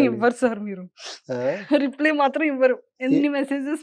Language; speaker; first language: Telugu; native; Telugu